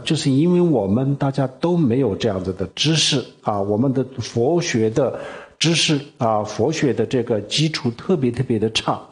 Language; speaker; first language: Chinese; non-native, local second language; Tibetan